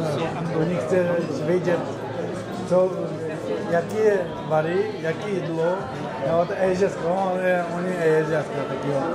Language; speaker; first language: Czech; non-native, learner; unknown